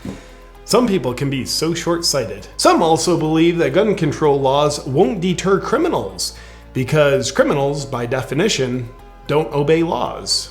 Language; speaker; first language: English; native; English